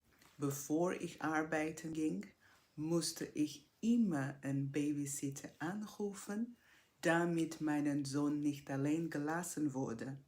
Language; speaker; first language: German; non-native, fluent; Portuguese